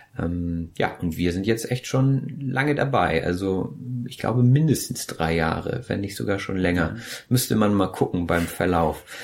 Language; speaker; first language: German; native; German